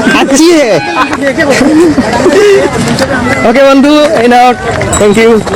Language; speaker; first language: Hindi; non-native, learner; Bangla